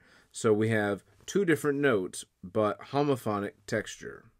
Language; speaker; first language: English; native; English